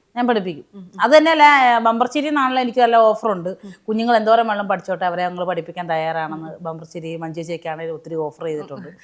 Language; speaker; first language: Malayalam; native; Malayalam